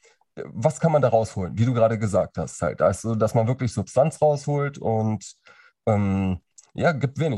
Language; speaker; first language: German; native; German